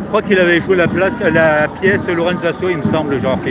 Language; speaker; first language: French; native; French